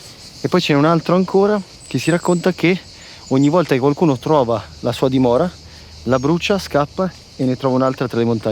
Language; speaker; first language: Italian; native; Italian